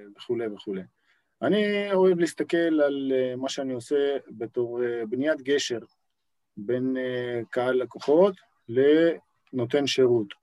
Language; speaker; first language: Hebrew; native; Hebrew